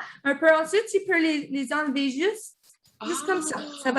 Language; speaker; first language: French; non-native, local second language; English